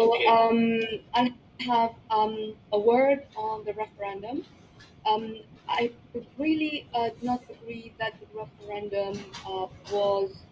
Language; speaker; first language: English; non-native, local second language; Arabic